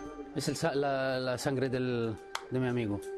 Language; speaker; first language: Spanish; non-native, fluent; Arabic